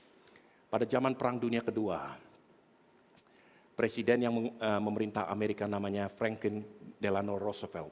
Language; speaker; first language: Indonesian; native; Indonesian